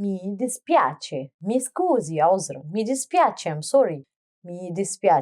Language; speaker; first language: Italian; non-native, learner; Arabic